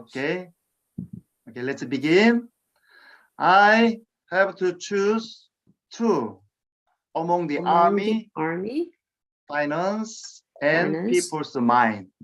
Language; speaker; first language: English; non-native, fluent; Korean